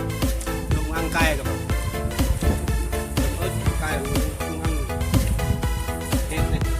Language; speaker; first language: Vietnamese; non-native, local second language; Jarai